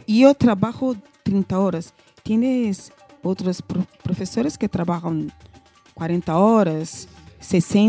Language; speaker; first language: Spanish; non-native, learner; Portuguese